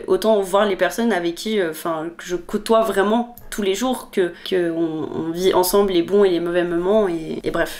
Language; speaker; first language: French; native; French